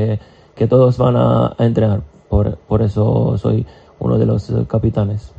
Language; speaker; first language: Spanish; non-native, fluent; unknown